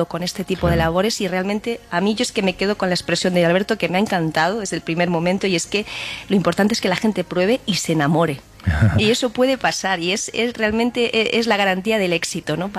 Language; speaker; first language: Spanish; native; Spanish